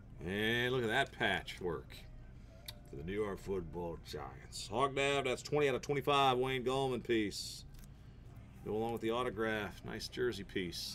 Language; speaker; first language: English; native; English